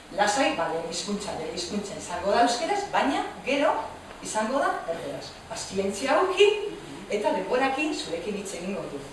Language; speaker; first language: Basque; non-native, local second language; Spanish